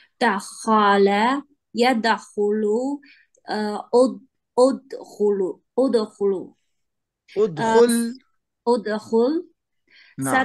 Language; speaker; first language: Arabic; non-native, learner; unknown